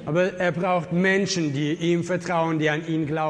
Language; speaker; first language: German; native; German